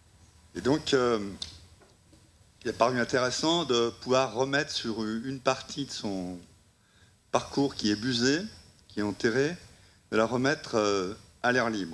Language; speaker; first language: French; native; French